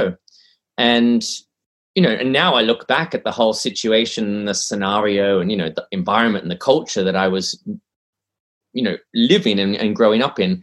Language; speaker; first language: English; native; English